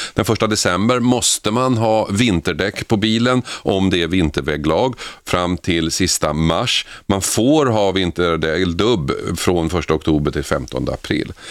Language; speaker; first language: Swedish; native; Swedish